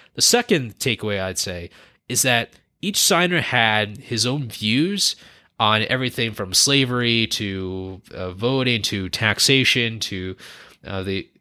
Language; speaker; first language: English; native; English